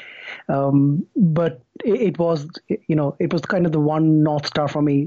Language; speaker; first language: English; non-native, local second language; Bangla